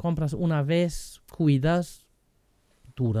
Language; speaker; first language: Spanish; non-native, fluent; German